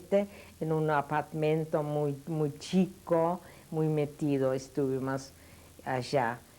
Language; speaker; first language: Spanish; non-native, fluent; Yiddish